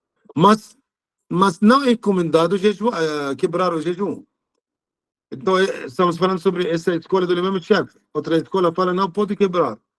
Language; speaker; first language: Portuguese; non-native, learner; Arabic